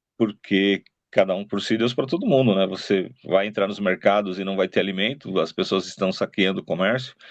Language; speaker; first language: Portuguese; native; Portuguese